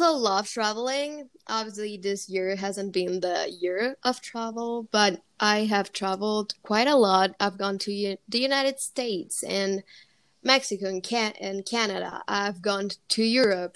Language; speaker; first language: English; non-native, fluent; Spanish